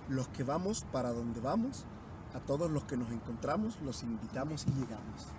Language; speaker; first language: Spanish; native; Spanish